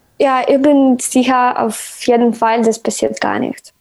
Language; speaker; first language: German; non-native, learner; Ukrainian